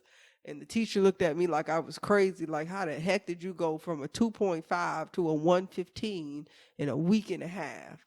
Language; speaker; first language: English; native; English